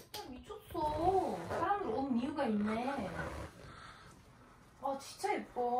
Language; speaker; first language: Korean; non-native, fluent; Turkish